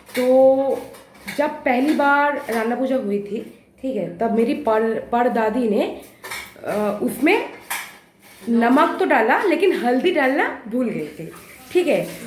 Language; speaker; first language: Hindi; non-native, local second language; Bangla